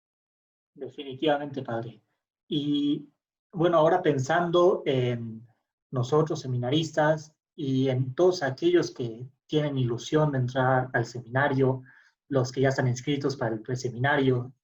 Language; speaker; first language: Spanish; native; Spanish